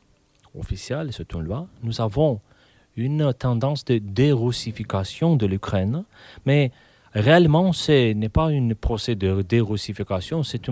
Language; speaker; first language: French; non-native, fluent; Romanian